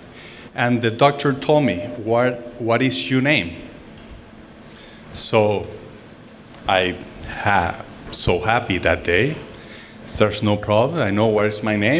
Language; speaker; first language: English; non-native, fluent; Spanish